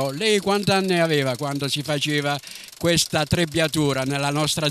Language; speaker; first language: Italian; native; Italian